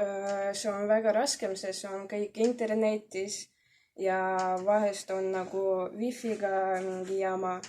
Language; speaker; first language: Estonian; non-native, learner; Russian